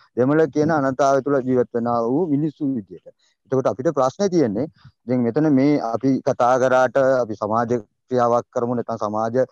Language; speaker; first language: Sinhala; non-native, local second language; Tamil